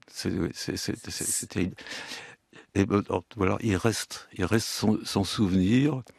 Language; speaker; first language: French; early bilingual, other home language; Yiddish